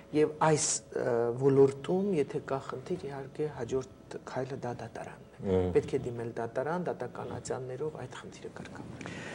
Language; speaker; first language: Armenian; native; Armenian